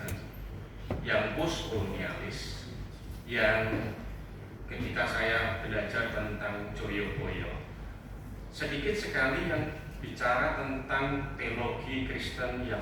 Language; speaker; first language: Indonesian; native; Indonesian